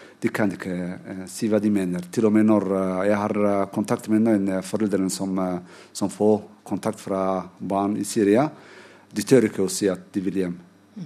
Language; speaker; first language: Norwegian; non-native, fluent; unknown